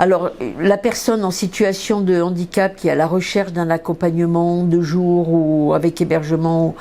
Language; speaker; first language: French; native; French